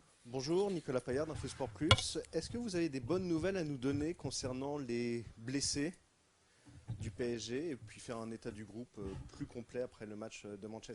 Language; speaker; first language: French; native; French